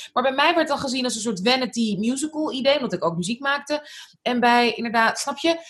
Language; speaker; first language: Dutch; early bilingual, other home language; Arabic